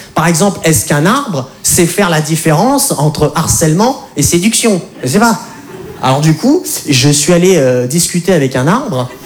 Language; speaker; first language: French; native; French